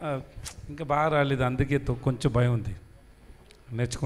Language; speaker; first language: Telugu; non-native, learner; Tamil